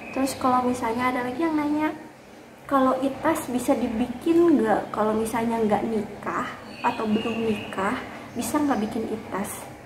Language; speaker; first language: Indonesian; native; Indonesian